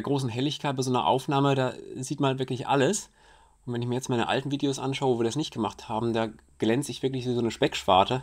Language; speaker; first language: German; native; German